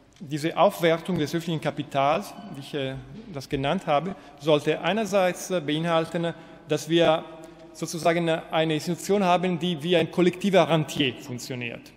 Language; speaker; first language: German; non-native, fluent; Italian